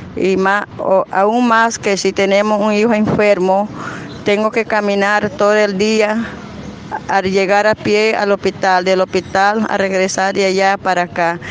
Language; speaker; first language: Spanish; non-native, local second language; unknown